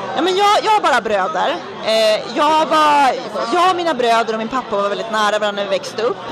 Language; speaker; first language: Swedish; native; Swedish